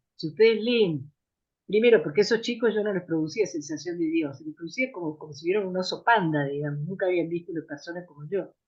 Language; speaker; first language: Spanish; native; Spanish